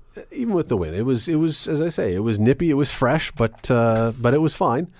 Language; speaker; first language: English; native; English